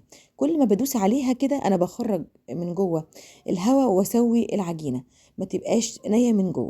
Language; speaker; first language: Arabic; native; Arabic